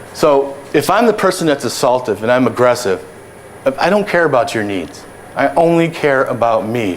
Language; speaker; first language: English; native; English